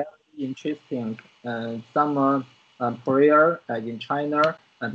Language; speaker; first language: English; non-native, learner; Chinese